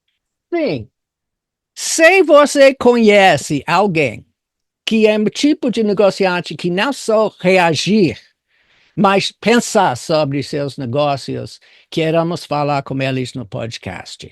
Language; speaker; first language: Portuguese; non-native, fluent; English